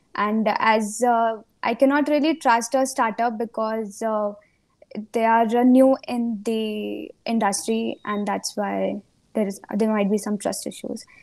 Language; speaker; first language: English; non-native, local second language; Hindi